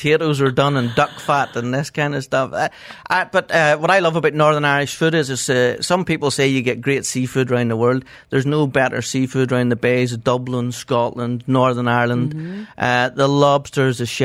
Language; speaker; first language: English; native; English